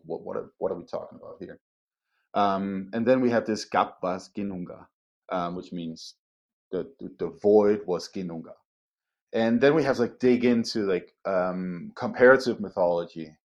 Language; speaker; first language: English; non-native, fluent; Danish